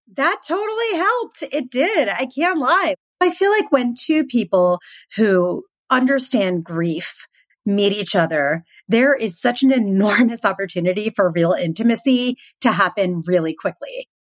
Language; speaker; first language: English; native; English